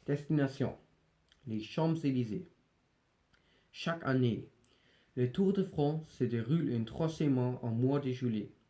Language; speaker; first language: French; non-native, learner; German